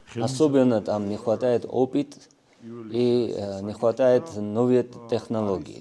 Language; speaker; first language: Russian; non-native, fluent; Georgian